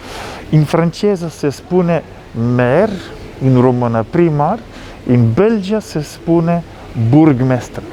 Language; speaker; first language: Romanian; non-native, learner; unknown